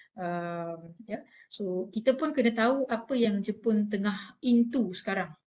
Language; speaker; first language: Malay; native; Malay